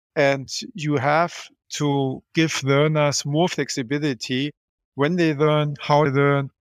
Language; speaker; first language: English; non-native, fluent; German